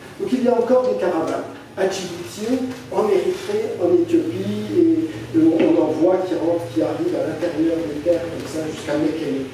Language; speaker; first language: French; native; French